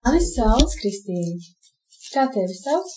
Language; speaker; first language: Latvian; non-native, local second language; Russian